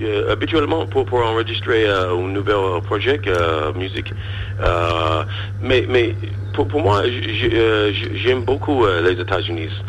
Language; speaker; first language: French; non-native, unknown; English